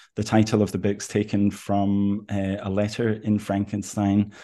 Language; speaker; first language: English; native; English